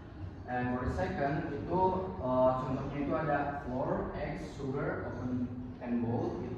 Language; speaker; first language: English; non-native, learner; Indonesian